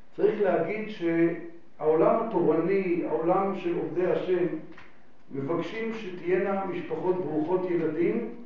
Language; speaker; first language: Hebrew; native; Hebrew